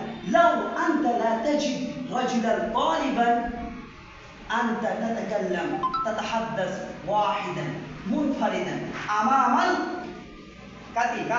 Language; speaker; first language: Arabic; non-native, fluent; Bangla